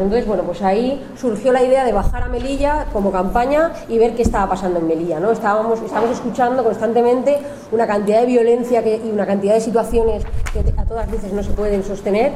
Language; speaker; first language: Spanish; native; Spanish